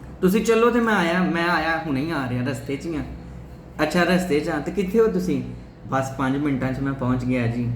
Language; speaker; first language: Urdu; non-native, local second language; Punjabi